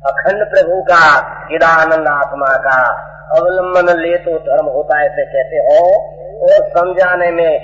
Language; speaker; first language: Hindi; non-native, local second language; Gujarati